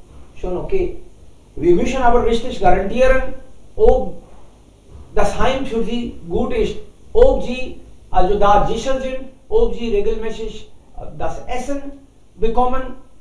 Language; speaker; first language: German; non-native, learner; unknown